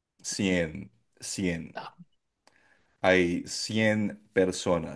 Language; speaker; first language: Spanish; non-native, fluent; Filipino